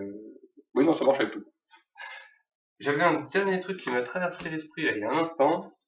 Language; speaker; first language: French; native; French